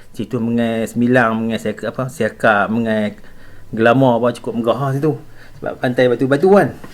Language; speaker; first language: Malay; native; Malay